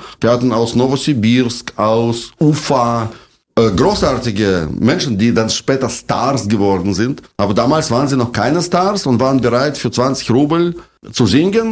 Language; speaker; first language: German; non-native, fluent; Russian